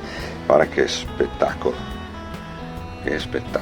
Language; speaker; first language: Italian; native; Italian